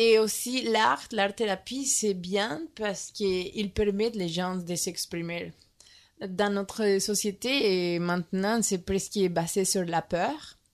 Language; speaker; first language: French; non-native, learner; Spanish